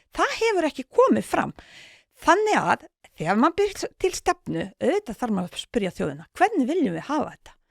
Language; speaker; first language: Icelandic; non-native, fluent; Bosnian